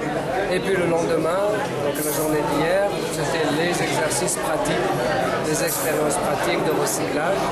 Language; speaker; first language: French; non-native, local second language; Arabic